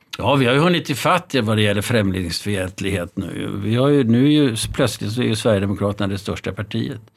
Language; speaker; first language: Swedish; native; Swedish